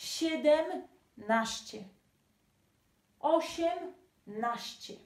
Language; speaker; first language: Polish; non-native, fluent; Spanish